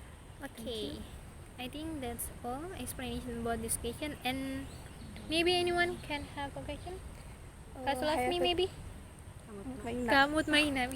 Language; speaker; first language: English; non-native, learner; Indonesian